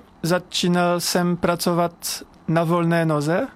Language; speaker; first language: Czech; non-native, fluent; French